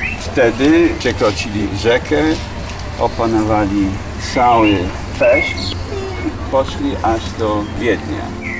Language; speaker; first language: Polish; non-native, fluent; English